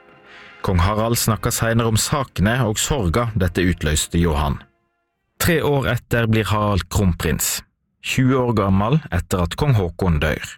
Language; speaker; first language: Norwegian; native; Norwegian